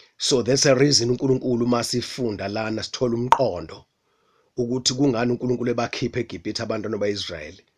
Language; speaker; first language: Zulu; native; Zulu